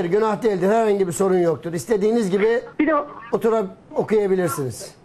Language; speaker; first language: Turkish; native; Turkish